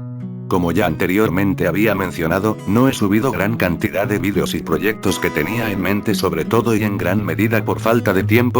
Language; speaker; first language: Spanish; native; Spanish